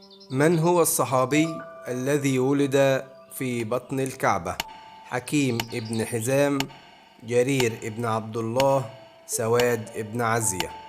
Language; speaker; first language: Arabic; native; Arabic